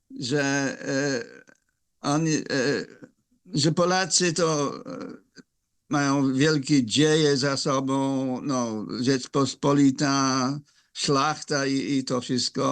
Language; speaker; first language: Polish; non-native, fluent; English